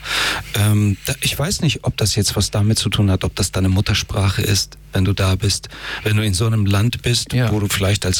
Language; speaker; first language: German; early bilingual, other home language; Persian